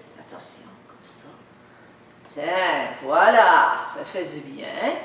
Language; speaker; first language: French; native; French